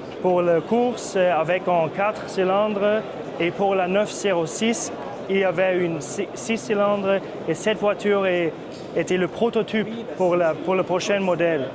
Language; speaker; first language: French; non-native, fluent; German